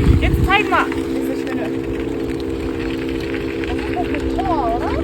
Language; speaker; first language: German; non-native, fluent; Mongolian